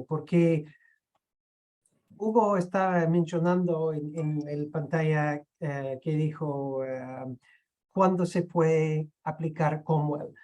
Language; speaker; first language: Spanish; non-native, fluent; English